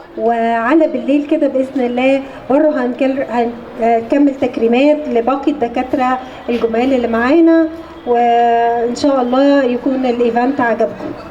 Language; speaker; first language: Egyptian Arabic; native; Egyptian Arabic